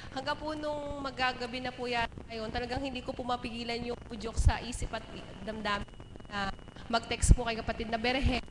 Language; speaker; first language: Filipino; native; Filipino